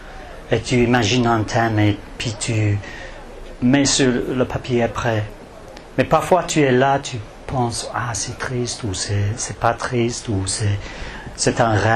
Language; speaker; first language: French; non-native, fluent; English